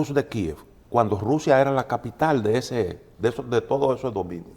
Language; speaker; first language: Spanish; native; Spanish